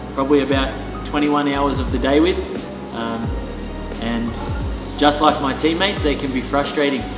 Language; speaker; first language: English; native; English